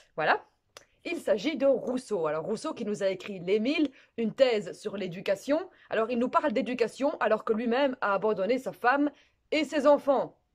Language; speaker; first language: French; native; French